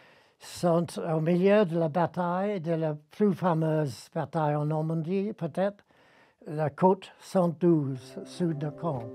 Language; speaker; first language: French; non-native, learner; English